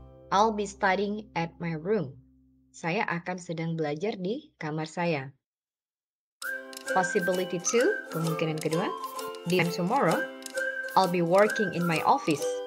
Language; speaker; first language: English; non-native, fluent; Indonesian